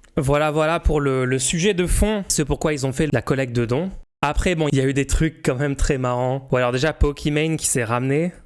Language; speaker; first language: French; native; French